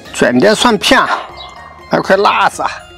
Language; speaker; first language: Chinese; native; Chinese